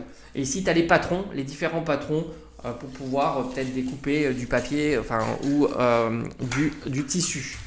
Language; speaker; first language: French; native; French